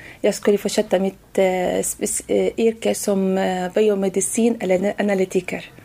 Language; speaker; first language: Swedish; non-native, learner; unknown